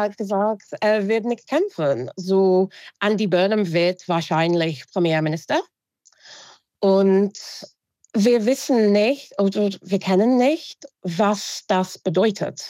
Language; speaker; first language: German; non-native, fluent; English